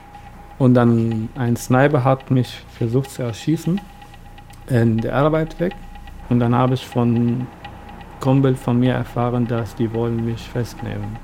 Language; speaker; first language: German; non-native, learner; Arabic